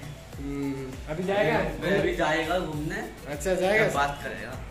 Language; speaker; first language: Hindi; non-native, local second language; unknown